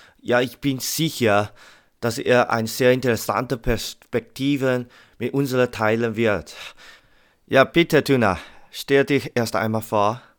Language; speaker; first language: German; non-native, learner; Chinese